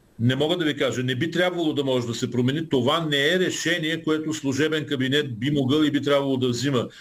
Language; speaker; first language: Bulgarian; native; Bulgarian